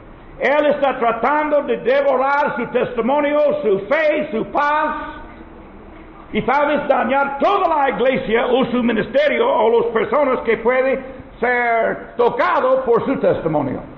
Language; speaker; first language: Spanish; non-native, learner; English